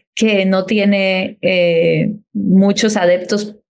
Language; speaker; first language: Spanish; native; Spanish